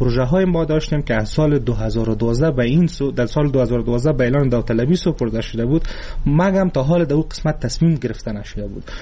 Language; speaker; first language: Persian; non-native, local second language; Pashto